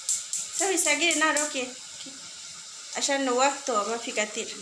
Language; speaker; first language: Arabic; non-native, learner; Bangla